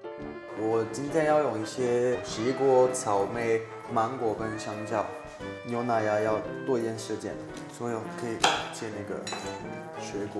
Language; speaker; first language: Chinese; non-native, fluent; French